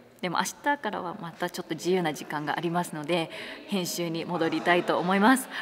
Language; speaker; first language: Japanese; native; Japanese